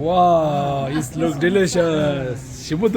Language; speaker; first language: English; non-native, learner; Tibetan